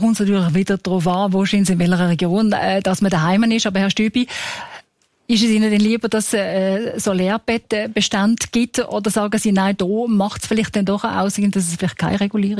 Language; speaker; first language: German; native; German